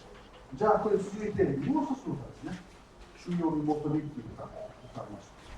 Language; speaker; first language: Japanese; early bilingual, heritage; Portuguese